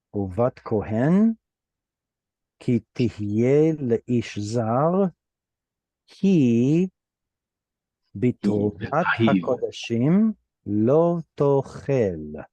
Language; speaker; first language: Hebrew; non-native, fluent; English